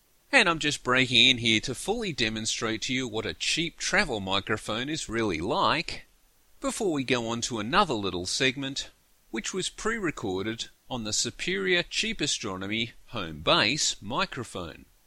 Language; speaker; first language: English; native; English